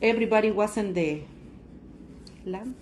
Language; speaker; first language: English; non-native, learner; Spanish